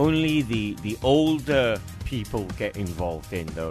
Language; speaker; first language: English; native; English